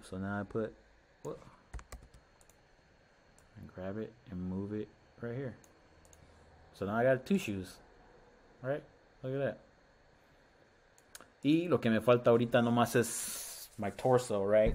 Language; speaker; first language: English; early bilingual, other home language; Spanish